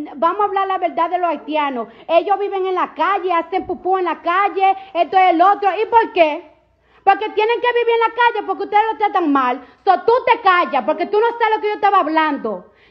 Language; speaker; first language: Spanish; early bilingual, heritage; Spanish